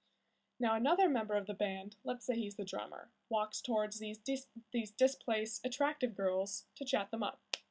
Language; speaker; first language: English; native; English